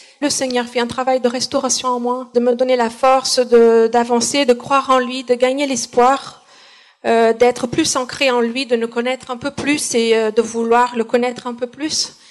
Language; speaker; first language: French; non-native, fluent; Portuguese